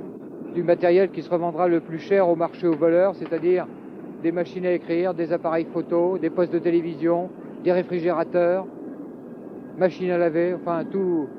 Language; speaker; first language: French; native; French